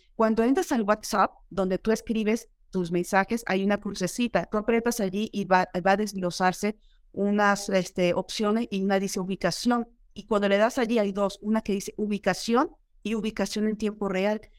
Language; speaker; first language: Spanish; native; Spanish